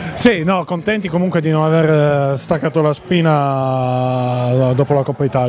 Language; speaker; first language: Italian; native; Italian